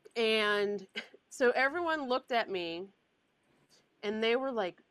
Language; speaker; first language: English; native; English